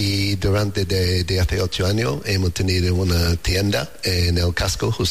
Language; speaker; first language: Spanish; non-native, learner; English